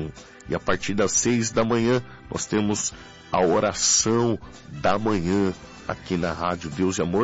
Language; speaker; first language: Portuguese; native; Portuguese